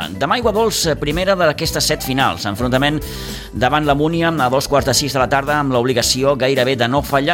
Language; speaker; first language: Catalan; native; Catalan